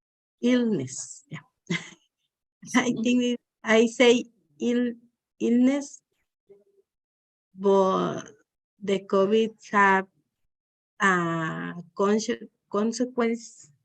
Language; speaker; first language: English; non-native, learner; Spanish